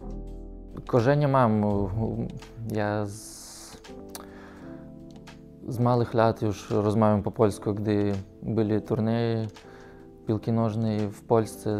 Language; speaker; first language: Polish; non-native, learner; Russian